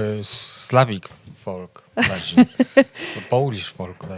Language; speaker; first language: English; non-native, learner; Polish